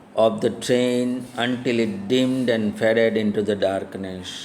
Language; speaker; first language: English; non-native, local second language; Gujarati